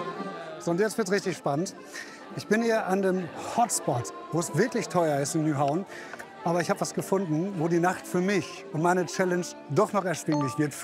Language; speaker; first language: German; native; German